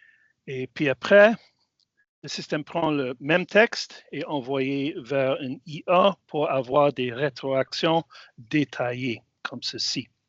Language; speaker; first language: French; non-native, fluent; English